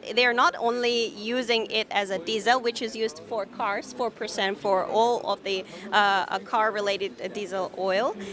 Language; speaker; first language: English; non-native, fluent; Korean